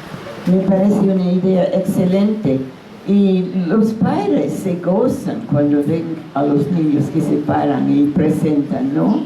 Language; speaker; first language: Spanish; non-native, fluent; English